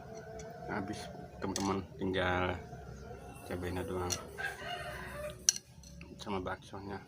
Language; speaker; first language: Indonesian; native; Indonesian